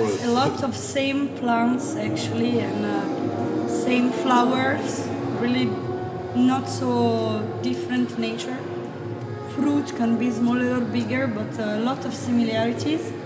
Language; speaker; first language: English; non-native, fluent; Italian